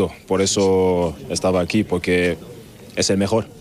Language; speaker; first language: Spanish; non-native, learner; German